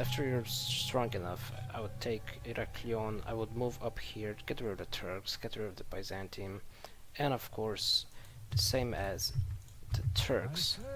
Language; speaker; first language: English; non-native, fluent; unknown